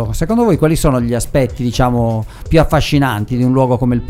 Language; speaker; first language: Italian; native; Italian